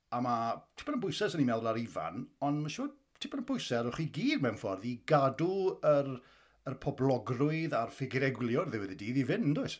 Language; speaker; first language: Welsh; native; Welsh